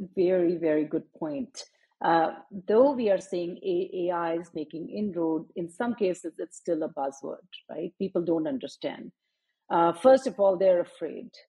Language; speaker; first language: English; non-native, local second language; Hindi